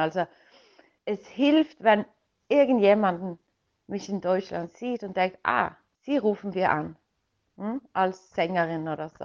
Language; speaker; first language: German; non-native, fluent; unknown